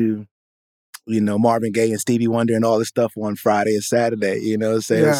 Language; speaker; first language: English; native; English